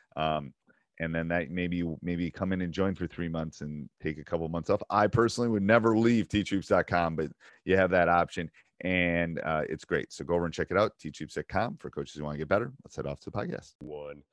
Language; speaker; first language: English; native; English